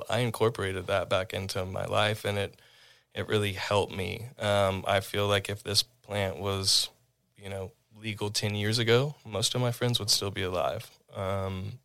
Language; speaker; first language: English; native; English